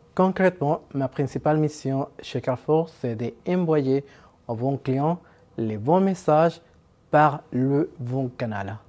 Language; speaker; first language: French; non-native, fluent; Spanish